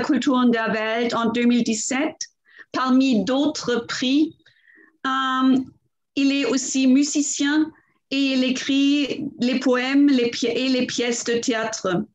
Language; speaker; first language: French; non-native, fluent; German